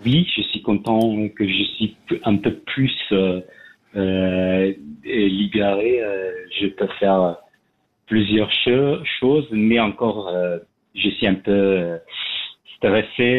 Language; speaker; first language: French; non-native, fluent; Persian